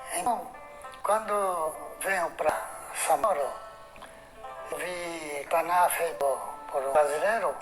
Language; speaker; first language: Portuguese; non-native, learner; Japanese